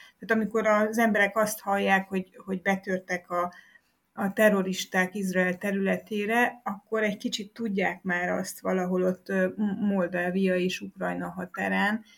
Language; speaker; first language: Hungarian; native; Hungarian